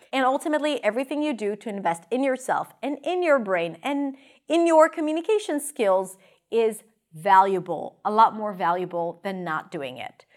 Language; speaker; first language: English; non-native, fluent; Hebrew